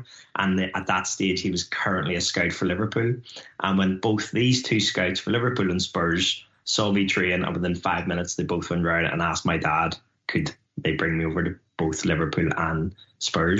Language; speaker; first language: English; native; English